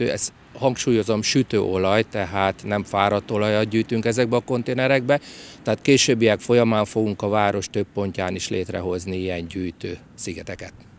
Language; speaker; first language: Hungarian; native; Hungarian